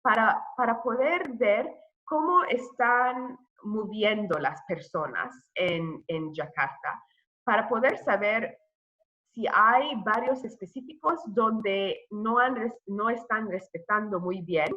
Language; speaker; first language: Spanish; non-native, fluent; English